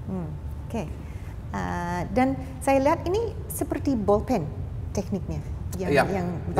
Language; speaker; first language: Indonesian; non-native, fluent; English